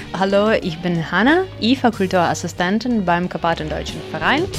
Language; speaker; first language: German; non-native, learner; Ukrainian